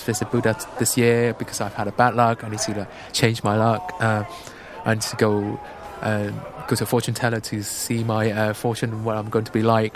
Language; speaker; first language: English; non-native, local second language; Cantonese